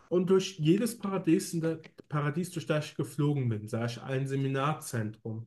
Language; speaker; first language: German; native; German